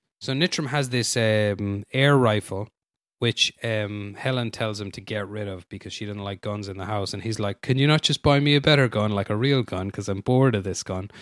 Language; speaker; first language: English; native; English